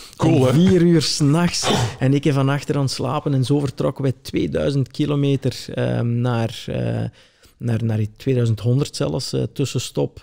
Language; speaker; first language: Dutch; early bilingual, other home language; Italian